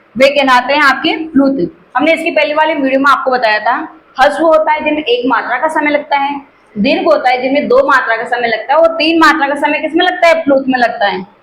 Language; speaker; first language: Hindi; native; Hindi